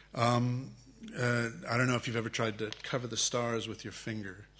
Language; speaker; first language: English; early bilingual, other home language; Spanish